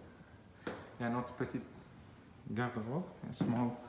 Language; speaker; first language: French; non-native, fluent; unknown